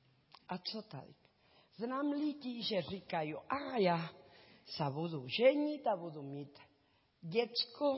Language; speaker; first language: Czech; non-native, learner; Spanish